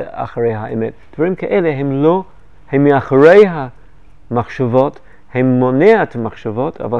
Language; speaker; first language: Hebrew; non-native, fluent; English